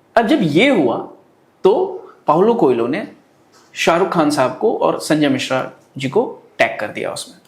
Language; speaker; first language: Hindi; non-native, local second language; Bhojpuri